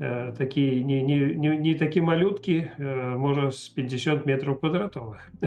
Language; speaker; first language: Polish; non-native, learner; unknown